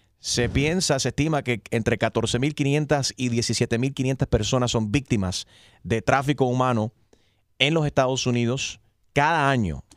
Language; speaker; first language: Spanish; early bilingual, heritage; Spanish